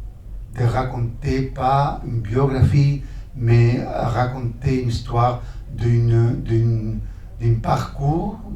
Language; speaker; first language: French; non-native, fluent; Spanish